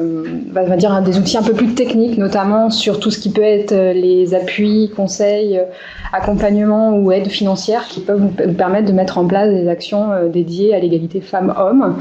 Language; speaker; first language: French; native; French